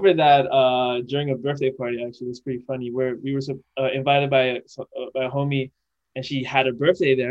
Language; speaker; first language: English; non-native, fluent; Dutch